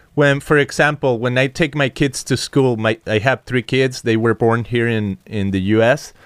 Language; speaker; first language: English; non-native, fluent; Spanish